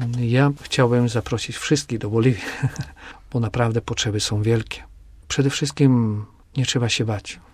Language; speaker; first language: Polish; native; Polish